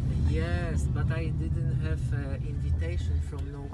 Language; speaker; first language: English; non-native, learner; Polish